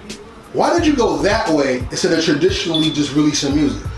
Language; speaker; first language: English; native; English